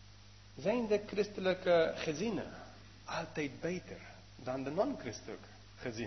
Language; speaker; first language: Dutch; non-native, fluent; English